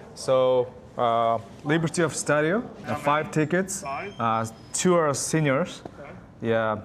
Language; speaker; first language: English; non-native, learner; Mongolian